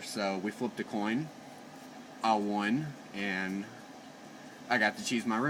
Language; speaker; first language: English; native; English